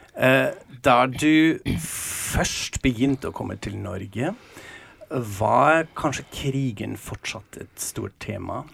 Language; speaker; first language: Norwegian; non-native, fluent; German